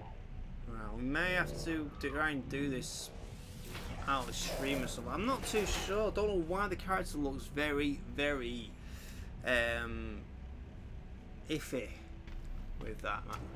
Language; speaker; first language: English; native; English